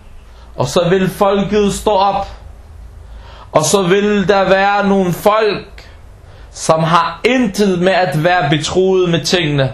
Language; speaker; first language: Danish; early bilingual, other home language; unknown